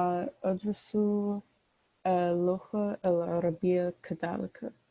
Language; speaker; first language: Arabic; non-native, learner; English